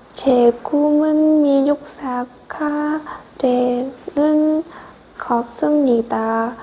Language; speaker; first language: Korean; non-native, learner; Vietnamese